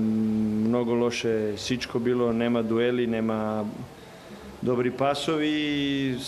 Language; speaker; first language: Bulgarian; non-native, learner; Serbian